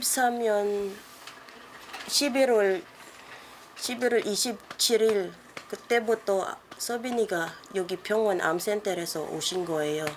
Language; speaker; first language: Korean; non-native, learner; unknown